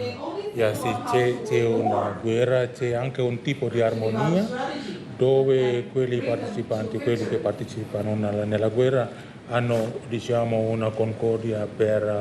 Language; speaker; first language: Italian; non-native, learner; Indonesian